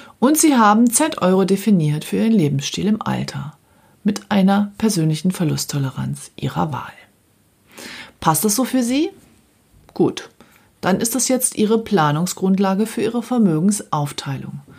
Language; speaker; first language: German; native; German